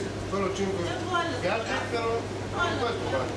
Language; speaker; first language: Italian; non-native, learner; Greek